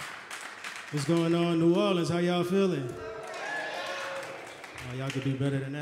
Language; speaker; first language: English; native; English